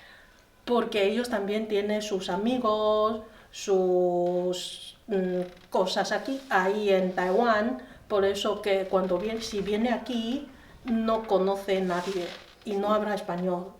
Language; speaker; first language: Spanish; non-native, learner; Chinese